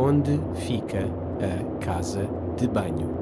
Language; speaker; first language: Portuguese; non-native, learner; English